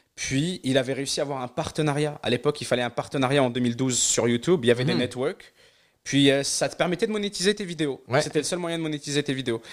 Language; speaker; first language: French; non-native, local second language; Arabic